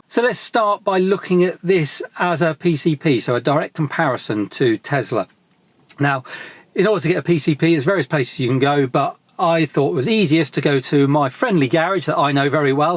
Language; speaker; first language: English; native; English